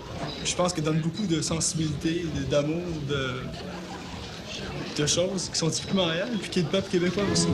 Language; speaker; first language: French; native; French